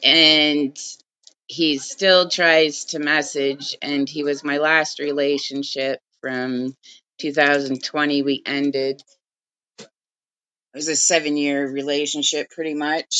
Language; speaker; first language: English; native; English